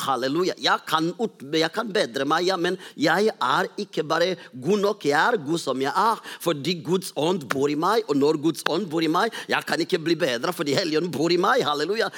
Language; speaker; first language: Norwegian; non-native, fluent; Rundi